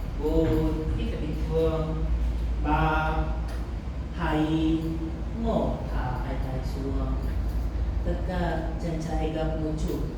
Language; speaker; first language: Vietnamese; non-native, learner; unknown